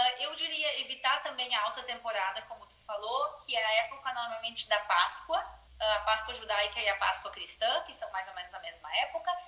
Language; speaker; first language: Portuguese; native; Portuguese